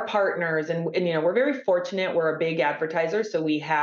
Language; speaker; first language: English; native; English